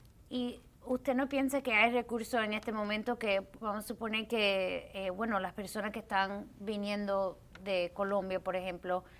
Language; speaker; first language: Spanish; early bilingual, heritage; Spanish